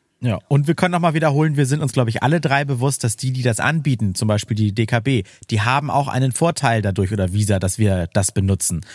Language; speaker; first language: German; native; German